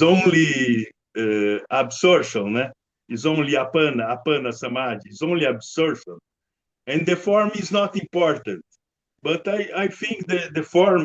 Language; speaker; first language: English; non-native, learner; Portuguese